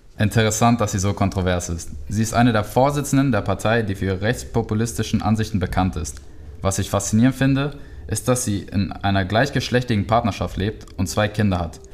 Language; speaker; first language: German; early bilingual, other home language; Spanish